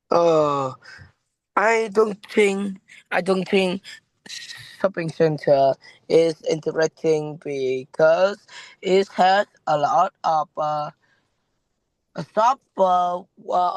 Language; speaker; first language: English; non-native, learner; Vietnamese